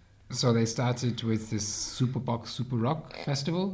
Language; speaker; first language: English; native; English